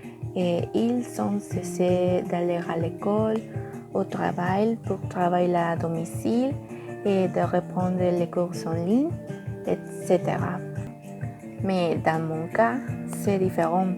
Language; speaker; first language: French; non-native, learner; Spanish